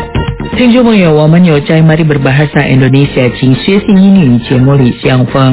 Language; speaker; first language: Chinese; non-native, fluent; Indonesian